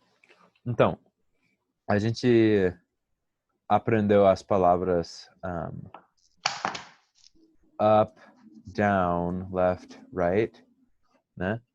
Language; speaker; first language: Portuguese; non-native, fluent; English